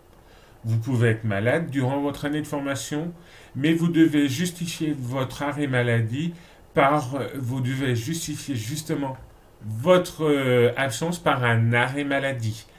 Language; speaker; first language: French; native; French